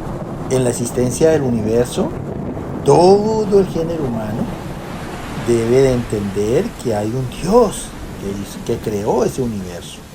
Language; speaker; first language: Spanish; native; Spanish